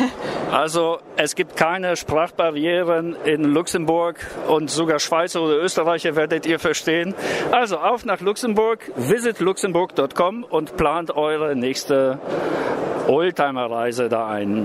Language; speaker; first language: German; native; German